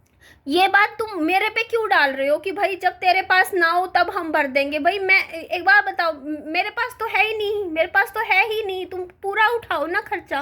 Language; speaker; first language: Hindi; native; Hindi